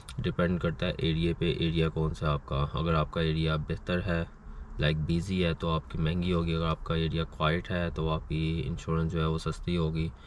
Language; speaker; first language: Urdu; non-native, local second language; Punjabi